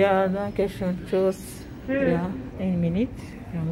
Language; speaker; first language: German; non-native, learner; Lingala